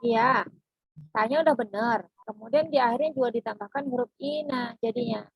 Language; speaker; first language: Indonesian; native; Indonesian